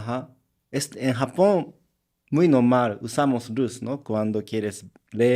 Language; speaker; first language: Spanish; non-native, learner; Japanese